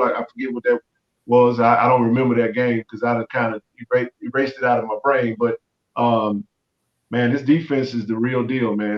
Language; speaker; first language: English; native; English